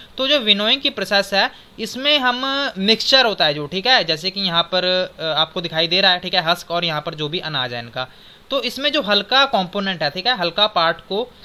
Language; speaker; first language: Hindi; native; Hindi